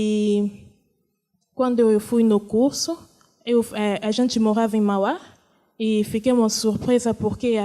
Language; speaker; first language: Portuguese; non-native, fluent; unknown